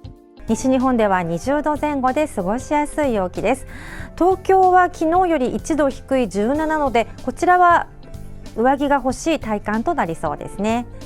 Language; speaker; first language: Japanese; native; Japanese